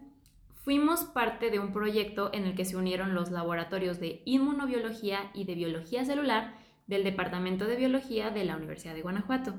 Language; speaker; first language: Spanish; native; Spanish